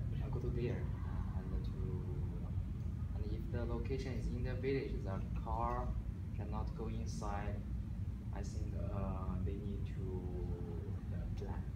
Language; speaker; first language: English; non-native, learner; Chinese